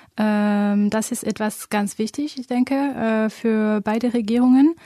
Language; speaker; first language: German; non-native, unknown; French